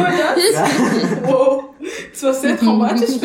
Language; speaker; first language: German; non-native, learner; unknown